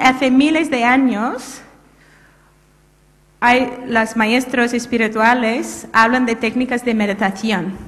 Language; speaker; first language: Spanish; non-native, fluent; English